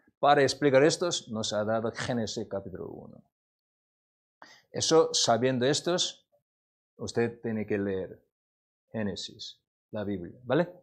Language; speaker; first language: Spanish; non-native, learner; Korean